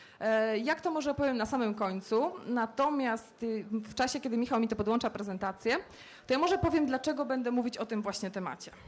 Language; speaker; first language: Polish; native; Polish